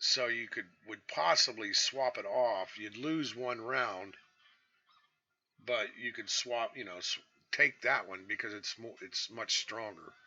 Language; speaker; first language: English; native; English